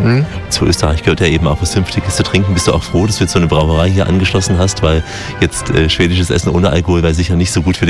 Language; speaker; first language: German; native; German